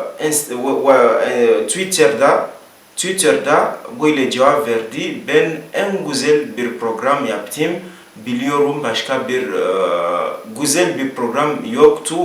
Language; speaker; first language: Turkish; non-native, learner; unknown